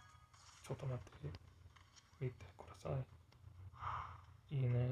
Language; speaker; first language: Japanese; non-native, learner; English